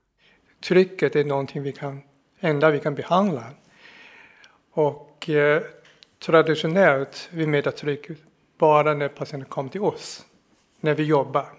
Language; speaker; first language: Swedish; non-native, fluent; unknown